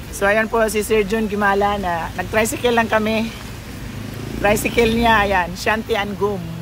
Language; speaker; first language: Filipino; native; Filipino